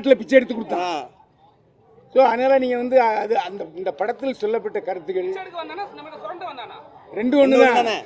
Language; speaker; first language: Tamil; native; Tamil